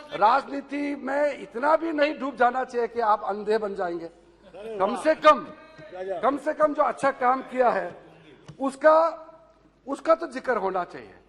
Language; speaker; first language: Hindi; non-native, local second language; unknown